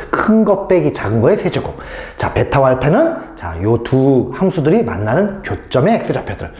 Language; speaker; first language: Korean; native; Korean